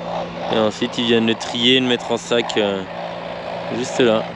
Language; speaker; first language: French; native; French